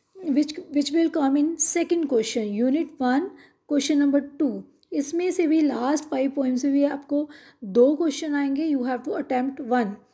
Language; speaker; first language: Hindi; non-native, local second language; Punjabi